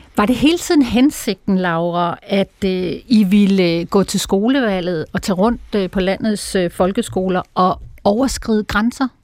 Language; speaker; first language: Danish; native; Danish